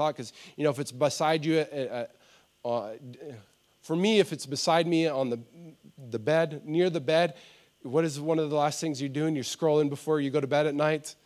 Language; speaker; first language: English; native; English